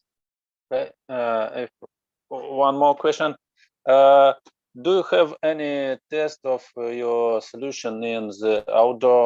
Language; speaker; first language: English; non-native, learner; Russian